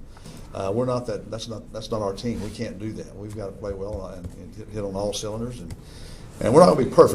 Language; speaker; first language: English; native; English